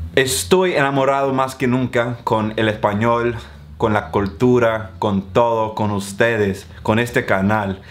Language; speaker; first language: Spanish; non-native, fluent; English